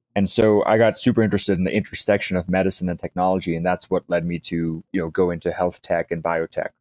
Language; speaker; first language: English; native; English